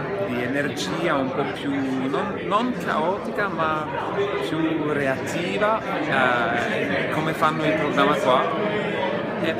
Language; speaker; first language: Italian; non-native, fluent; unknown